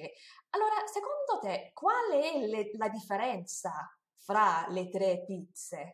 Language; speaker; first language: Italian; non-native, fluent; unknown